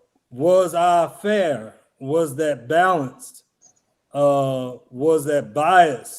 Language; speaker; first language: English; native; English